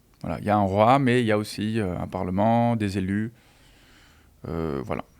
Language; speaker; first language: French; non-native, fluent; Portuguese